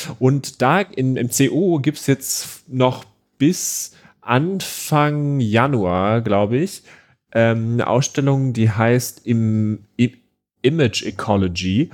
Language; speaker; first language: German; native; German